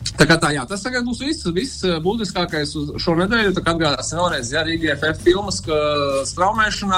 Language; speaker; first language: Latvian; non-native, local second language; Russian